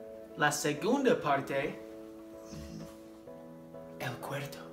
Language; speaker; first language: Spanish; non-native, learner; English